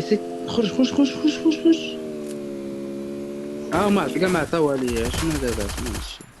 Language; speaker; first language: Arabic; native; Arabic